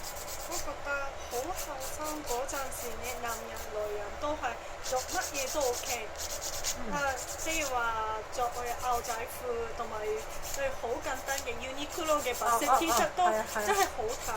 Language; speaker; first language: Cantonese; non-native, fluent; Japanese